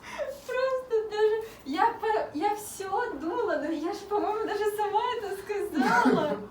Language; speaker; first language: Russian; native; Russian